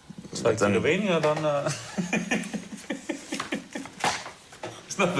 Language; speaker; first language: German; non-native, fluent; Danish